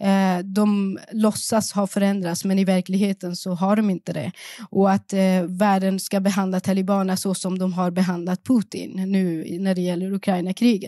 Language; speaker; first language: Swedish; early bilingual, other home language; Persian